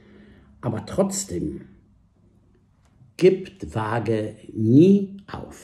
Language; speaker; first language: German; non-native, fluent; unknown